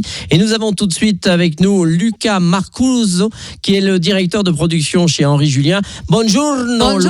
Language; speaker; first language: French; native; French